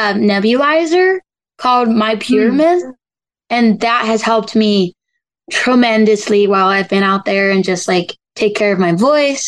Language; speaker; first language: English; native; English